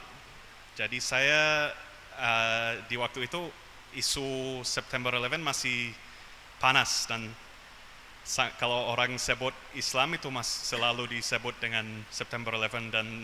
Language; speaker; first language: Indonesian; non-native, fluent; English